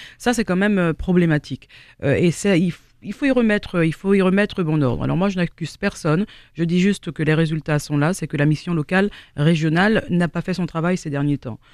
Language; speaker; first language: French; native; French